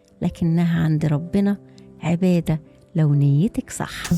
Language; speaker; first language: Arabic; native; Arabic